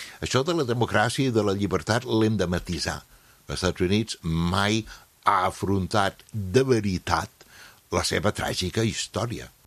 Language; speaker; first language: Catalan; non-native, fluent; English